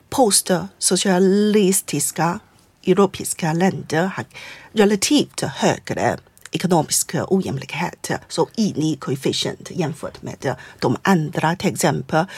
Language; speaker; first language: Swedish; non-native, fluent; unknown